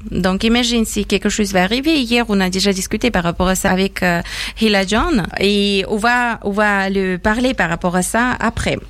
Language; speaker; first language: French; non-native, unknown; Persian